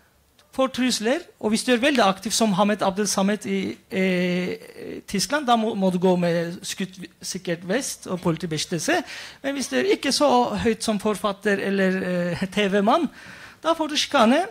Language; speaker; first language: Norwegian; non-native, fluent; Turkish